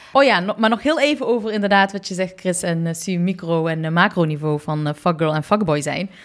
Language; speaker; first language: Dutch; early bilingual, other home language; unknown